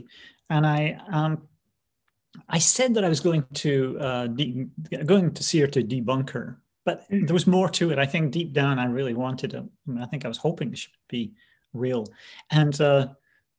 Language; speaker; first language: English; native; English